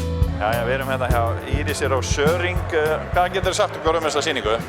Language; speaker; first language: Icelandic; native; Icelandic